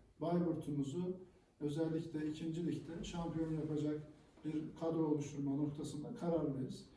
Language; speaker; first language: Turkish; native; Turkish